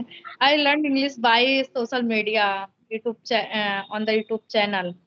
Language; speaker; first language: English; non-native, local second language; Hindi